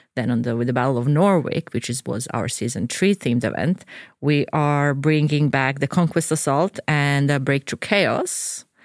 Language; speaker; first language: English; non-native, fluent; Croatian